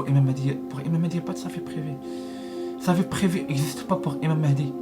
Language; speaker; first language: French; non-native, learner; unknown